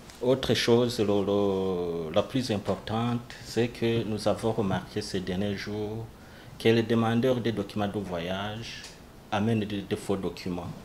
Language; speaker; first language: French; non-native, local second language; Rundi